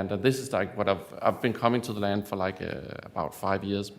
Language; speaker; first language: English; non-native, fluent; Danish